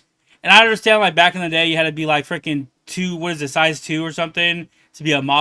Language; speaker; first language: English; native; English